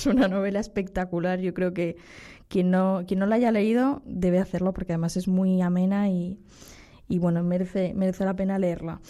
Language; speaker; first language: Spanish; native; Spanish